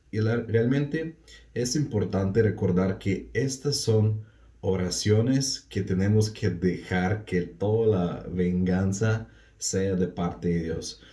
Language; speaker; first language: Spanish; non-native, fluent; Russian